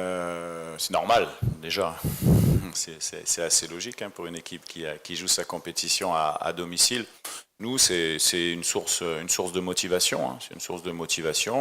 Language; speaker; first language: French; native; French